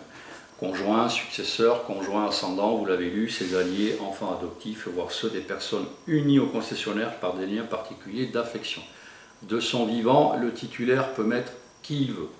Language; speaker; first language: French; native; French